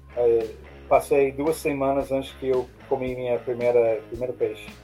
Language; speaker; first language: Portuguese; non-native, fluent; English